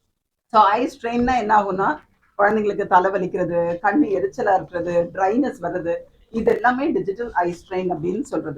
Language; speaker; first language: Tamil; native; Tamil